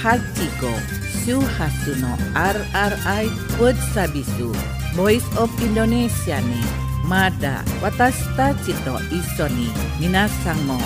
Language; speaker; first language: Japanese; non-native, fluent; Indonesian